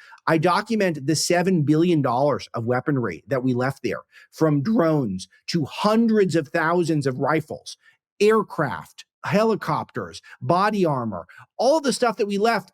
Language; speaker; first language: English; native; English